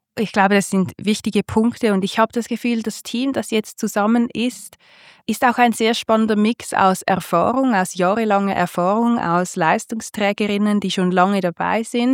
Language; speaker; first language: German; native; German